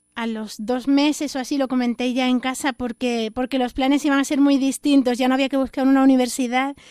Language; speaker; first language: Spanish; native; Spanish